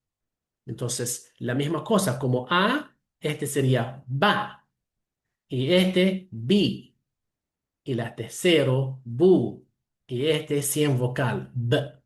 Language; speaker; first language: Spanish; non-native, fluent; Arabic